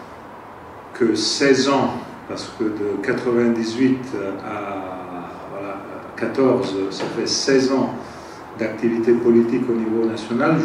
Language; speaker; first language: French; non-native, fluent; Italian